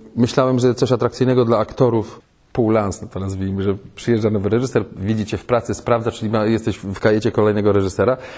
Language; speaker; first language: Polish; native; Polish